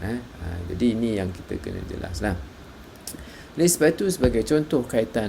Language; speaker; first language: Malay; native; Malay